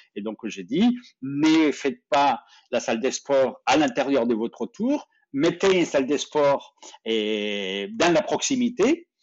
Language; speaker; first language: French; non-native, fluent; Spanish